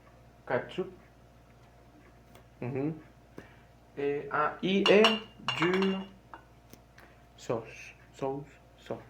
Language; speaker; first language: French; non-native, learner; Spanish